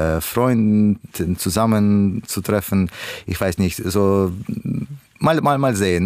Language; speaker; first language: German; non-native, learner; Russian